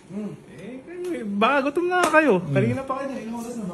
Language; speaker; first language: Filipino; native; Filipino